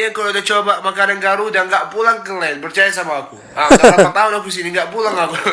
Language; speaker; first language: Indonesian; non-native, fluent; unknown